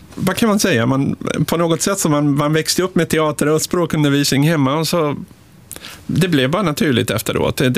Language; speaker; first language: Swedish; early bilingual, other home language; Spanish